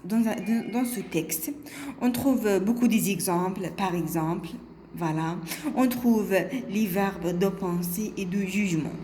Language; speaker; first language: French; non-native, local second language; Arabic